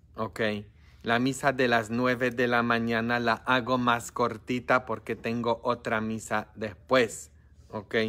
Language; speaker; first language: Spanish; non-native, fluent; Polish